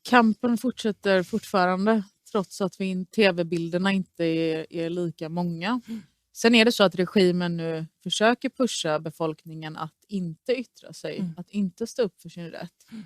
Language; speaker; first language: Swedish; early bilingual, other home language; Persian